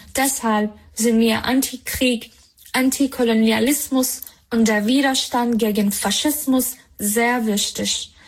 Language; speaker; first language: German; non-native, fluent; Persian